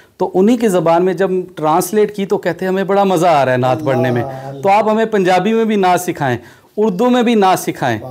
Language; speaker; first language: Urdu; native; Urdu